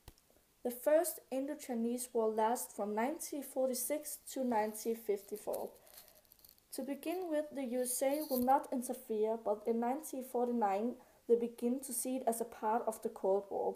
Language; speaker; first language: English; non-native, learner; Danish